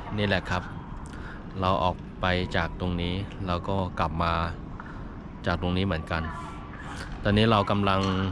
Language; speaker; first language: Thai; non-native, fluent; Chinese